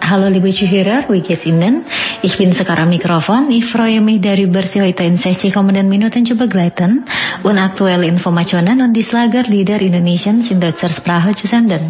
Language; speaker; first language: German; non-native, fluent; Indonesian